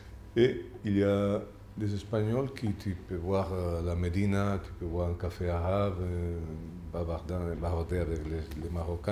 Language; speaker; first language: French; non-native, fluent; Spanish